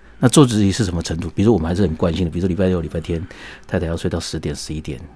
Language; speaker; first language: Chinese; native; Chinese